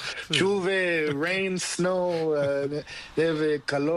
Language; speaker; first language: Spanish; non-native, learner; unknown